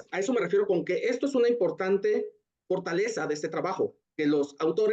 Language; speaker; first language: Spanish; native; Spanish